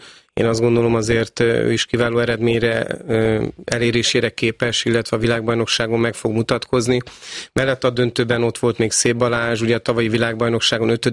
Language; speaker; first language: Hungarian; native; Hungarian